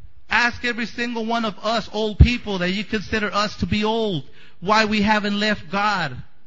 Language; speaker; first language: English; non-native, fluent; Spanish